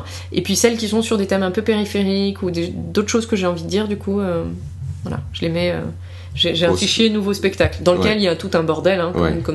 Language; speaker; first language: French; native; French